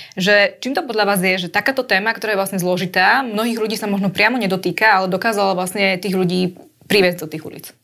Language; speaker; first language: Slovak; native; Slovak